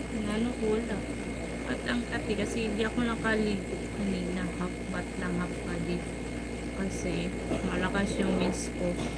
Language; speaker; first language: Filipino; non-native, local second language; Cebuano